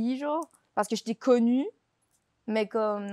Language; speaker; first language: French; native; French